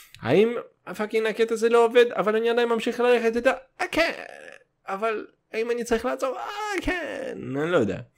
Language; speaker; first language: Hebrew; early bilingual, other home language; Russian